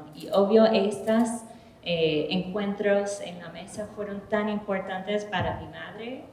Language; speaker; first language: Spanish; early bilingual, heritage; English